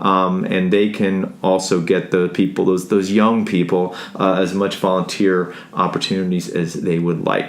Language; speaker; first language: English; native; English